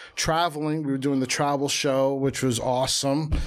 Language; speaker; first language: English; native; English